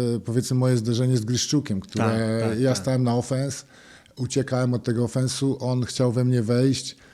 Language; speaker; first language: Polish; native; Polish